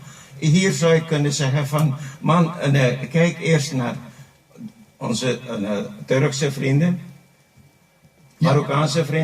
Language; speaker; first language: Dutch; non-native, local second language; Caribbean Hindustani